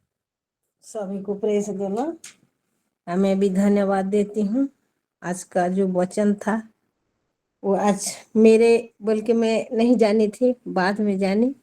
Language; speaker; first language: Hindi; non-native, local second language; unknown